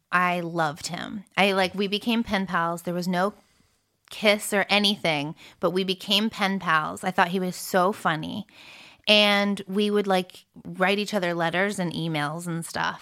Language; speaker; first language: English; early bilingual, other home language; French